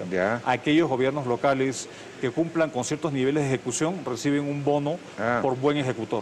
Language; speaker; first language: Spanish; native; Spanish